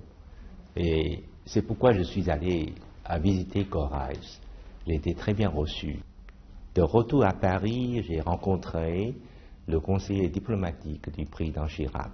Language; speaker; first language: French; non-native, fluent; Chinese